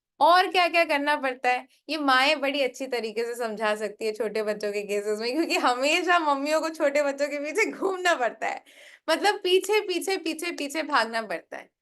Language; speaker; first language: Hindi; non-native, local second language; Bangla